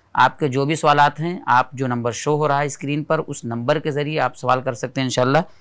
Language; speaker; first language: Hindi; native; Hindi